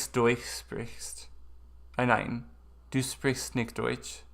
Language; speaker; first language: German; non-native, learner; English